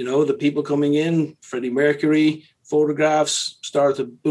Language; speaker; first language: English; native; English